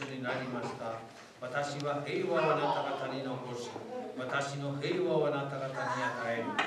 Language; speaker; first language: Japanese; non-native, fluent; Spanish